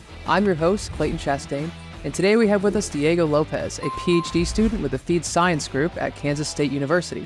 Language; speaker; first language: English; native; English